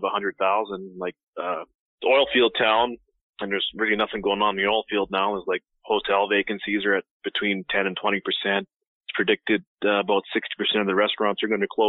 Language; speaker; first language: English; native; English